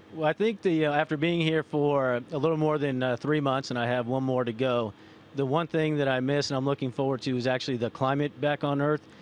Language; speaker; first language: English; early bilingual, other home language; Spanish